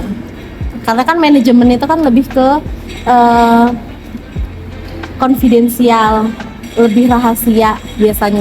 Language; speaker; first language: Indonesian; native; Indonesian